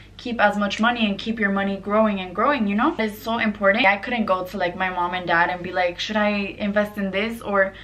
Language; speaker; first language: English; native; English